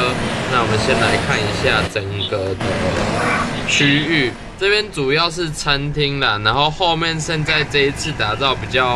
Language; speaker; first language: Chinese; native; Chinese